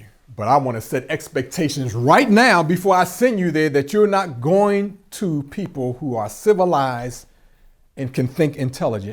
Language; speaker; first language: English; native; English